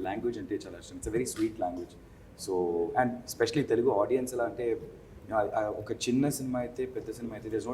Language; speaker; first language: Telugu; non-native, learner; Tamil